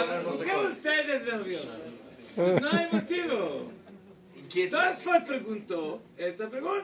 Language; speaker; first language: Spanish; non-native, learner; Hebrew